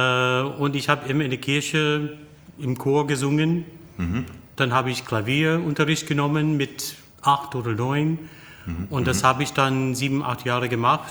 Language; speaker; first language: German; non-native, fluent; English